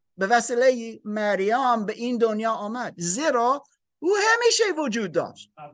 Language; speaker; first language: Persian; non-native, learner; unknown